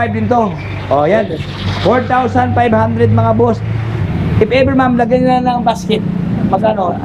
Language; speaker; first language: Filipino; native; Filipino